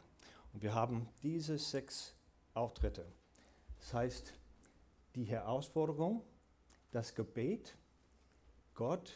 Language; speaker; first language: German; non-native, fluent; English